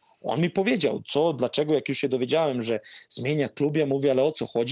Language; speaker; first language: Polish; non-native, fluent; Serbian